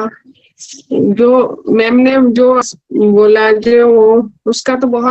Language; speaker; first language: Hindi; non-native, local second language; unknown